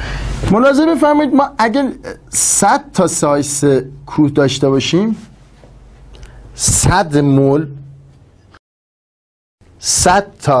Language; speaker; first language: Persian; native; Persian